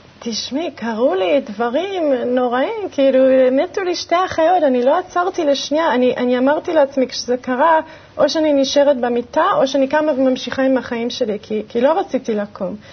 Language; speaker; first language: Hebrew; early bilingual, other home language; English